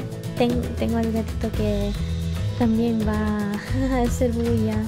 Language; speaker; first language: Spanish; early bilingual, heritage; English